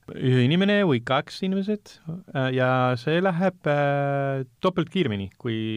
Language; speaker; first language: Estonian; non-native, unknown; Spanish